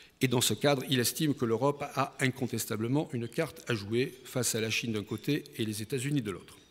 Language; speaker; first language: French; native; French